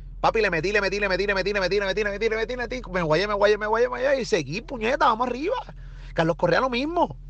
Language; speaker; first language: Spanish; native; Spanish